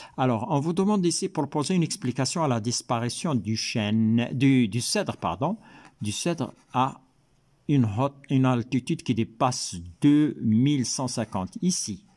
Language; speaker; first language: French; non-native, local second language; Arabic